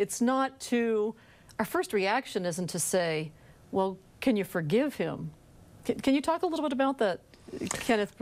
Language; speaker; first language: English; native; English